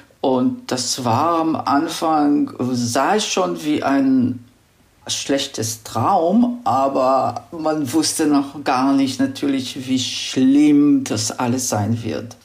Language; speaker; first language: German; non-native, fluent; Hebrew